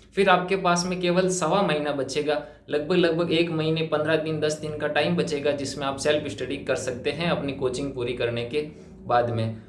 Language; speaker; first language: Hindi; native; Hindi